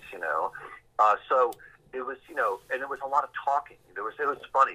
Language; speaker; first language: English; native; English